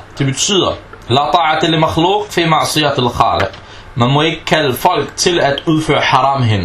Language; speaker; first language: Danish; non-native, fluent; Arabic